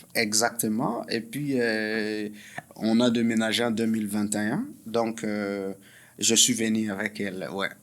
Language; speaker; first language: French; non-native, local second language; Swahili